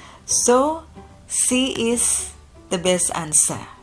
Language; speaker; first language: English; non-native, fluent; Indonesian